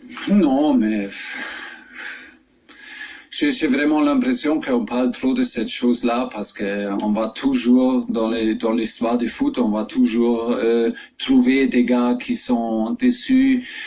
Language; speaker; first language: French; non-native, fluent; German